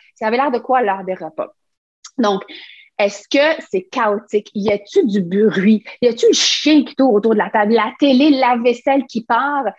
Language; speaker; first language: French; native; French